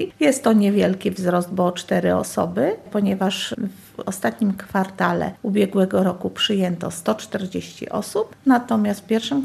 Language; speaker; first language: Polish; native; Polish